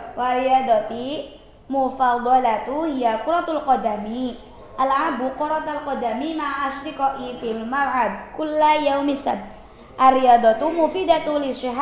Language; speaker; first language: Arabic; non-native, learner; Indonesian